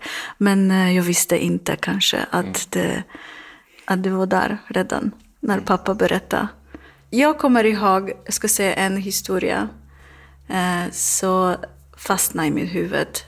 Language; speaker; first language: Swedish; non-native, learner; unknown